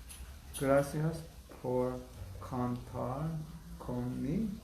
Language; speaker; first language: Spanish; non-native, learner; English